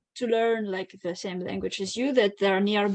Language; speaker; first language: English; non-native, fluent; Russian